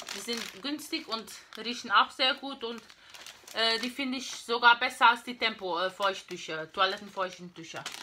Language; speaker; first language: German; non-native, learner; Portuguese